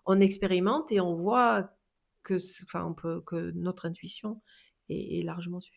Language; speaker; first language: French; native; French